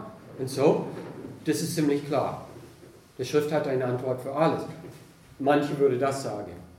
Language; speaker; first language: German; non-native, fluent; English